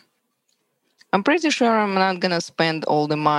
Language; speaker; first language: English; non-native, learner; Russian